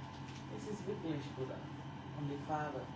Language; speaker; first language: German; non-native, learner; French